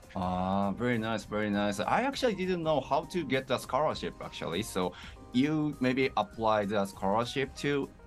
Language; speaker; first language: English; non-native, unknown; Japanese